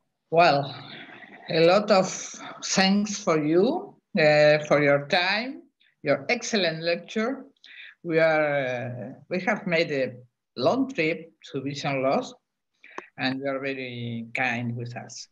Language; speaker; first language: English; non-native, fluent; Spanish